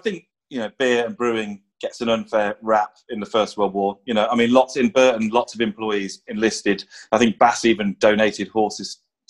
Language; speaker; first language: English; native; English